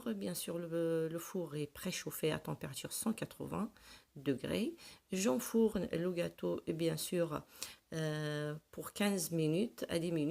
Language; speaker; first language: French; non-native, local second language; Arabic